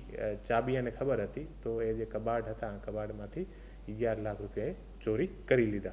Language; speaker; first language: Gujarati; non-native, fluent; Hindi